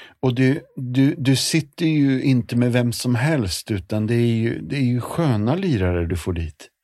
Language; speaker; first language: Swedish; native; Swedish